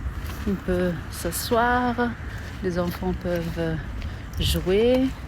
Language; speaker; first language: French; non-native, fluent; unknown